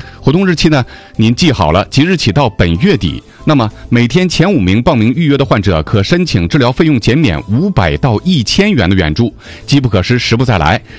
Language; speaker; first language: Chinese; native; Chinese